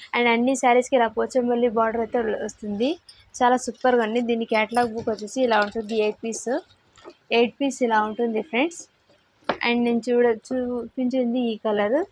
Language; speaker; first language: Telugu; non-native, local second language; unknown